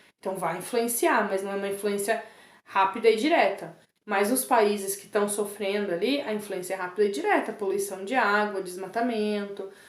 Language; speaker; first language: Portuguese; native; Portuguese